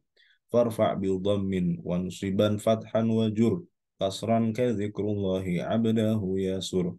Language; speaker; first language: Arabic; non-native, fluent; Indonesian